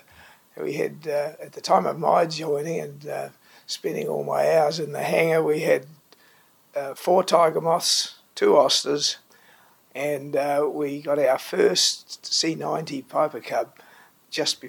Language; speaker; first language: English; native; English